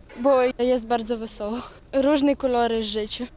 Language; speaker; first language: Polish; non-native, learner; Ukrainian